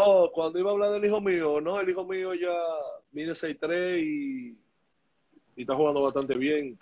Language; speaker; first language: Spanish; native; Spanish